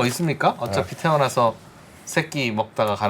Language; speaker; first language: Korean; native; Korean